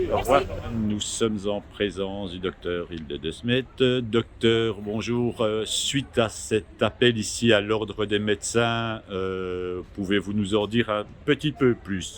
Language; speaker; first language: French; native; French